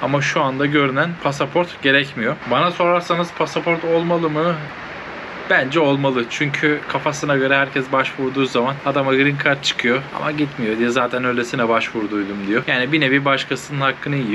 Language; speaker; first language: Turkish; native; Turkish